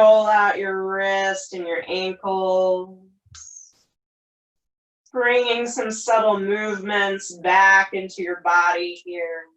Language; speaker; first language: English; native; English